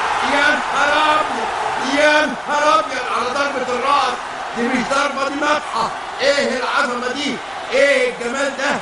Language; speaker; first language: Arabic; native; Arabic